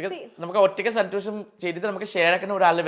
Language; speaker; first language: Malayalam; non-native, fluent; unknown